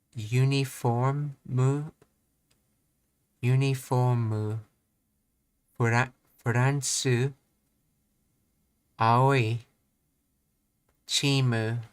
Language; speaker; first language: Japanese; non-native, learner; English